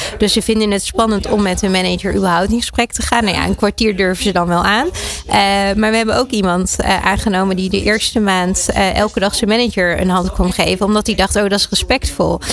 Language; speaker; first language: Dutch; early bilingual, other home language; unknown